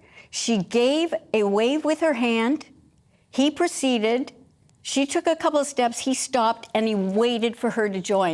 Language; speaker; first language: English; native; English